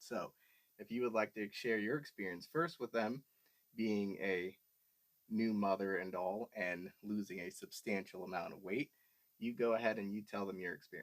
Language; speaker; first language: English; native; English